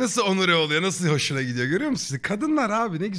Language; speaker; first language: Turkish; native; Turkish